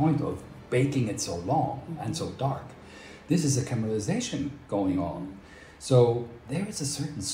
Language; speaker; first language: English; non-native, fluent; Swiss German